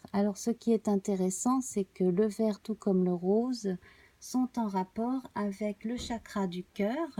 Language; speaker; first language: French; native; French